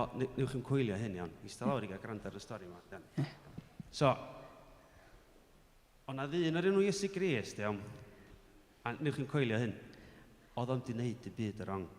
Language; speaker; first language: Welsh; native; Welsh